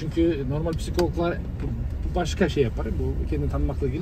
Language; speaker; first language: Turkish; non-native, fluent; Kazakh